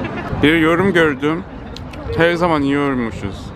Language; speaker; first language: Turkish; non-native, learner; Korean